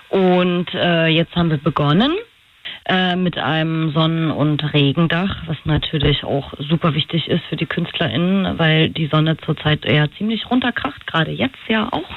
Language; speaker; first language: German; native; German